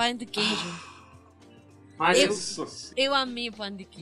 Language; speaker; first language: Portuguese; non-native, learner; Spanish